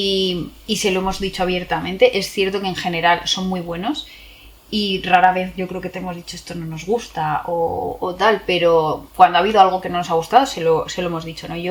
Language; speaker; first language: Spanish; native; Spanish